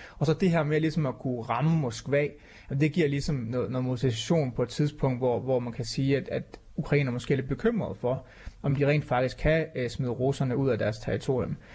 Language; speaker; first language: Danish; native; Danish